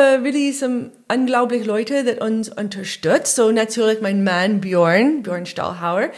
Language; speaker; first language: German; non-native, learner; English